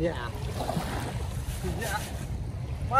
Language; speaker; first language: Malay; non-native, learner; Bangla